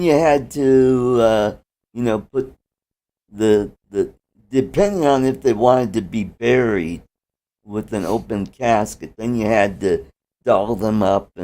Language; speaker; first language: English; native; English